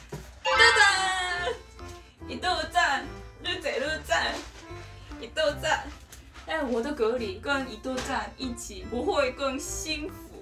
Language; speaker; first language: Chinese; non-native, learner; Korean